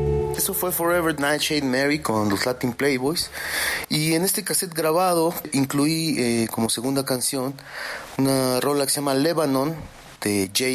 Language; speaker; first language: Spanish; native; Spanish